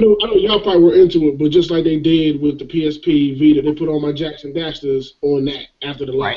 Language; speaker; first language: English; native; English